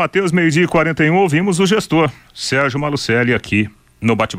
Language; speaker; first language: Portuguese; native; Portuguese